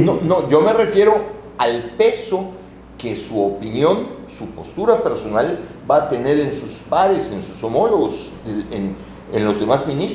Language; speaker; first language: Spanish; native; Spanish